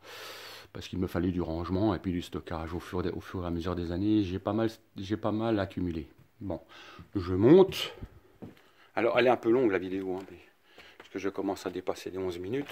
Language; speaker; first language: French; native; French